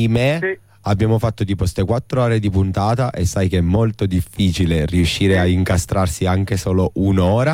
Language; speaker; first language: Italian; native; Italian